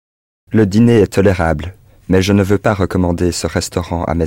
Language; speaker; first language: French; non-native, learner; English